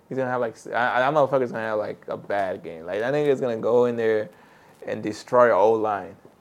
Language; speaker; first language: English; early bilingual, other home language; Spanish